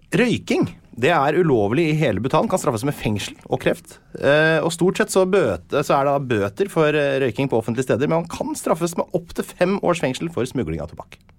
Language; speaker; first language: Norwegian; native; Norwegian